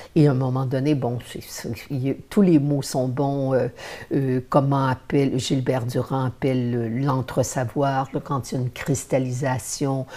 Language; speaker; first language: French; native; French